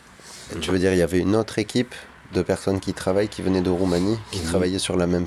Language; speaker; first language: French; native; French